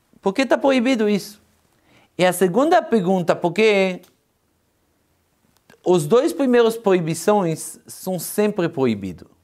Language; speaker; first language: Portuguese; non-native, fluent; Hebrew